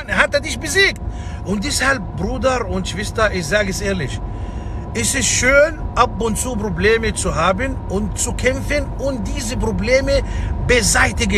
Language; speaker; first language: German; non-native, fluent; Arabic